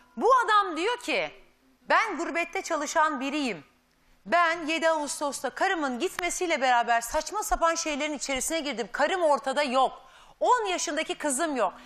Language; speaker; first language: Turkish; native; Turkish